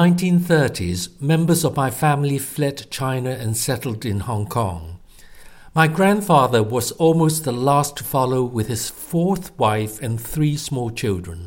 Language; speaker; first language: English; non-native, local second language; Cantonese